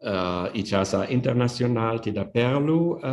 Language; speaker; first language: Indonesian; non-native, fluent; German